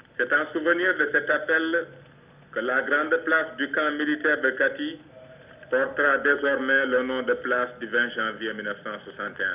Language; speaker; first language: French; non-native, local second language; Bambara